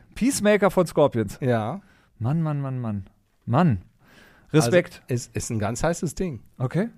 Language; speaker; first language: German; native; German